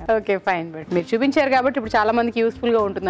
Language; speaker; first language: Telugu; native; Telugu